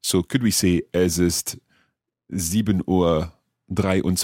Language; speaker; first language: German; non-native, learner; English